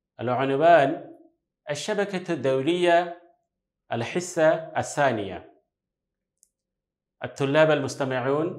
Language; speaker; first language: Arabic; non-native, fluent; Bangla